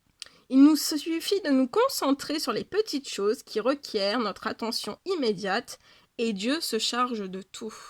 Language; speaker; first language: French; native; French